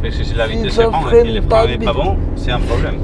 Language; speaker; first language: French; non-native, learner; Spanish